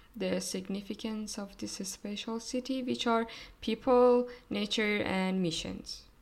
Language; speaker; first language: English; non-native, fluent; Persian